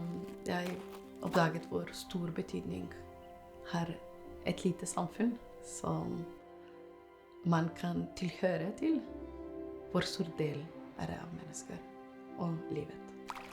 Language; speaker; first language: Norwegian; non-native, fluent; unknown